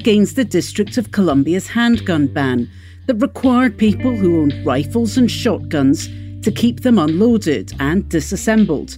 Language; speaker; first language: English; native; English